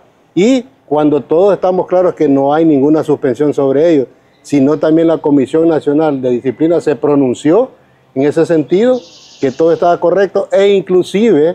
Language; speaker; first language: Spanish; native; Spanish